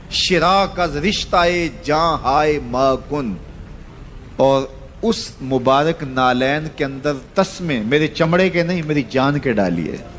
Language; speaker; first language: Urdu; non-native, local second language; Punjabi